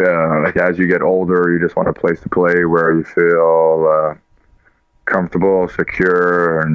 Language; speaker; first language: English; native; English